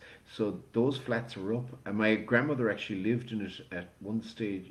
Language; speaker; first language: English; native; English